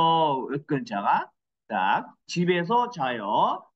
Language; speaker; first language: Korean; non-native, fluent; Kyrgyz